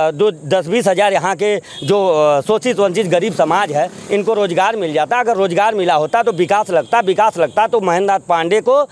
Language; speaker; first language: Hindi; native; Hindi